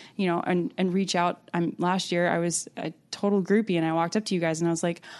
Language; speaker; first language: English; native; English